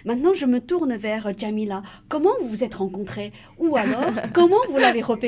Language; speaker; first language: French; native; French